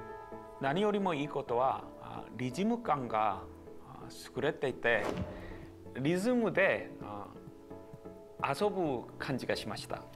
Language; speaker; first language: Japanese; non-native, learner; Korean